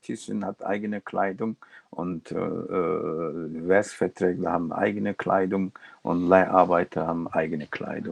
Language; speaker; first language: German; non-native, local second language; Turkish